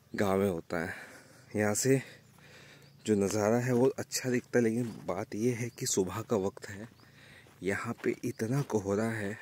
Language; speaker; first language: Hindi; native; Hindi